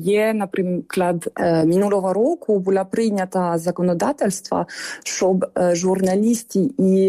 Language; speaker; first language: Ukrainian; non-native, fluent; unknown